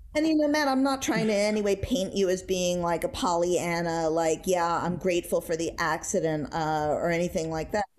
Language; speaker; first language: English; native; English